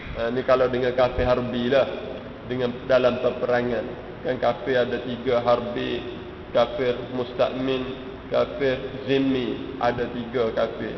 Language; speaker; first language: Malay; native; Malay